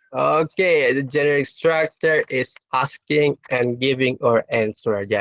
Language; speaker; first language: English; non-native, fluent; Indonesian